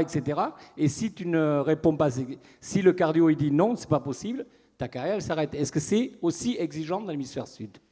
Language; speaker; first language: French; native; French